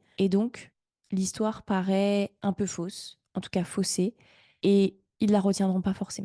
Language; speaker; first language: French; native; French